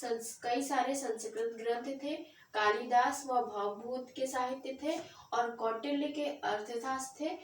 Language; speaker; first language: Hindi; native; Hindi